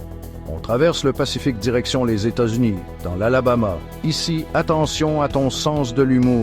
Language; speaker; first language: French; native; French